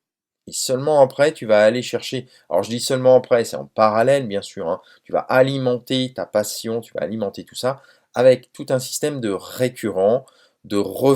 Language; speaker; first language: French; native; French